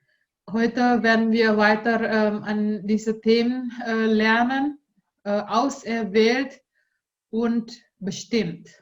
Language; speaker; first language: German; non-native, learner; Indonesian